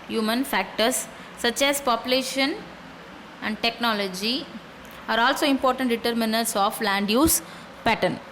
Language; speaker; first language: English; non-native, local second language; Tamil